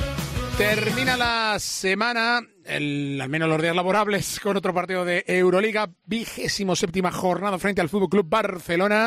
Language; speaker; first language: Spanish; native; Spanish